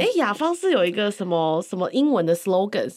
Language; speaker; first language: Chinese; native; Chinese